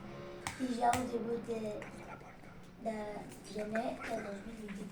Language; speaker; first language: Catalan; non-native, learner; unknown